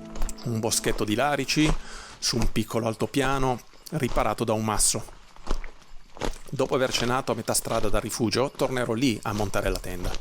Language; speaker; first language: Italian; native; Italian